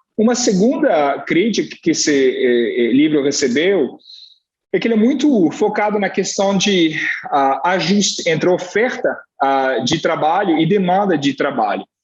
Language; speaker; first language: Portuguese; non-native, fluent; French